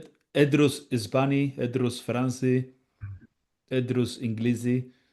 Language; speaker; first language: Arabic; non-native, learner; Spanish